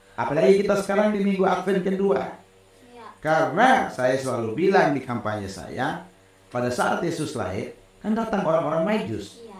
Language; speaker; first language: Indonesian; non-native, local second language; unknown